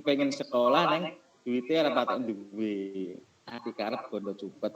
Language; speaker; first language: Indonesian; non-native, local second language; Javanese